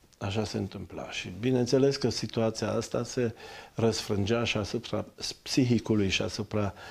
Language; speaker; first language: Romanian; non-native, local second language; German